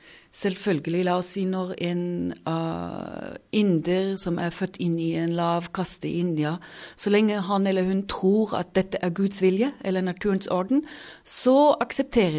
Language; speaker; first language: Norwegian; non-native, fluent; German